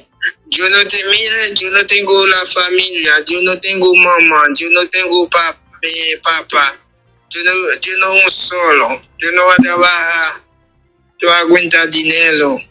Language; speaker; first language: Spanish; non-native, learner; Haitian Creole